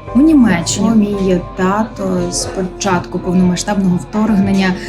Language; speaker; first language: Ukrainian; native; Ukrainian